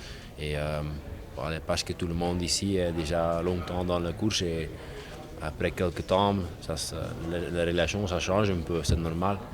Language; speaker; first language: French; non-native, learner; Dutch